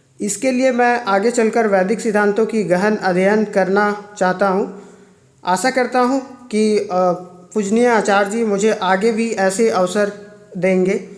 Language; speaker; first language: Hindi; native; Hindi